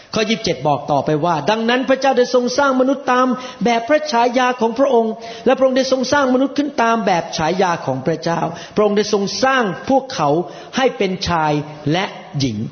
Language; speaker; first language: Thai; native; Thai